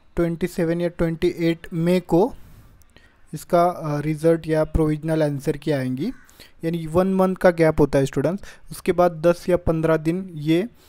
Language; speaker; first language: Hindi; native; Hindi